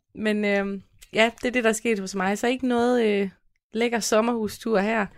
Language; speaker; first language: Danish; native; Danish